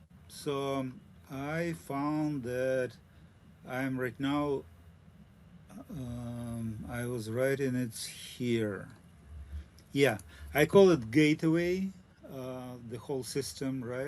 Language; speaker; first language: English; non-native, learner; Russian